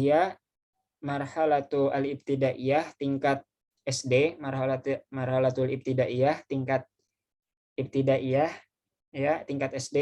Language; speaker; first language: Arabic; non-native, fluent; Indonesian